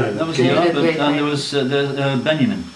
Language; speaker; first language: Dutch; early bilingual, heritage; English